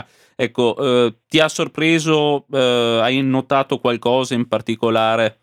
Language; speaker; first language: Italian; native; Italian